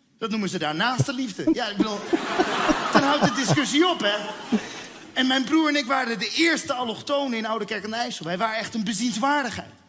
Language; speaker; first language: Dutch; early bilingual, other home language; Spanish